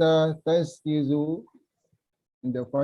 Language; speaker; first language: Arabic; non-native, learner; Malay